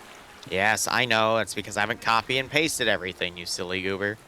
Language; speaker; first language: English; native; English